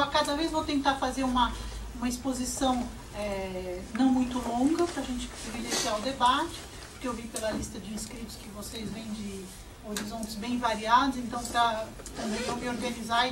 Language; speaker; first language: Portuguese; native; Portuguese